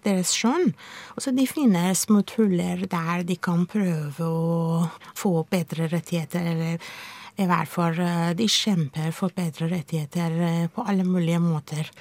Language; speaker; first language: Norwegian; non-native, fluent; Persian